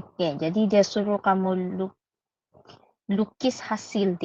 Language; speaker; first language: Malay; native; Malay